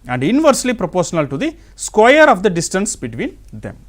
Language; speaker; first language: English; non-native, local second language; Tamil